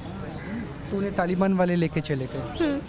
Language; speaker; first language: Hindi; native; Hindi